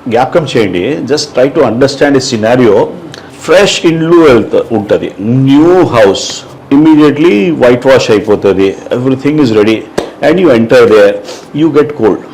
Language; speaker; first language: English; non-native, local second language; Telugu